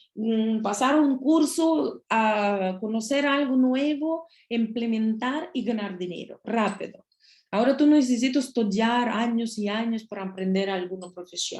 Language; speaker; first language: Spanish; non-native, learner; Russian